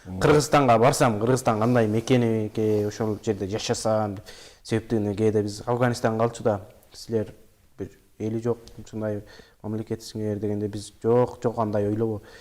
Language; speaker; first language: Kyrgyz; early bilingual, heritage; Kyrgyz